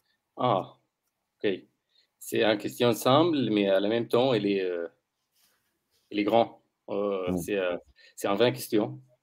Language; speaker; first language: French; non-native, learner; Arabic